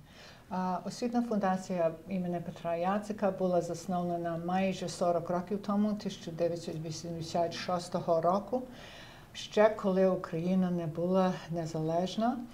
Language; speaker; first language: Ukrainian; early bilingual, heritage; Ukrainian